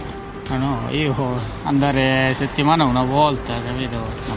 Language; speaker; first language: Italian; non-native, learner; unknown